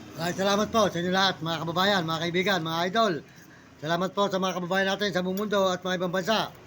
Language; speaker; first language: Filipino; native; Filipino